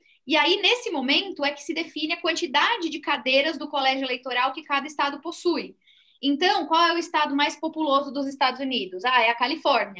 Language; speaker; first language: Portuguese; native; Portuguese